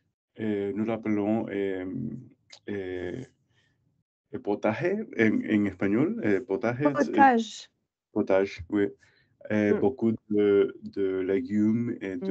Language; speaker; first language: French; non-native, learner; English